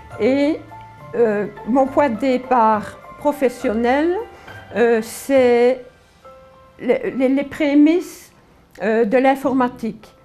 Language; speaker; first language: French; early bilingual, other home language; Polish